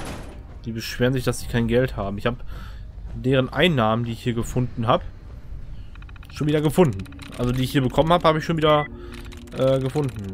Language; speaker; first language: German; native; German